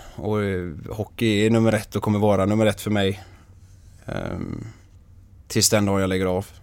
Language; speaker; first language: Swedish; native; Swedish